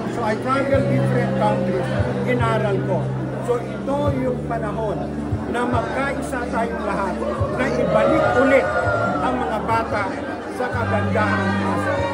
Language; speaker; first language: Filipino; native; Filipino